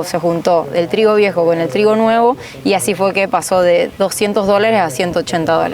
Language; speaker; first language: Spanish; native; Spanish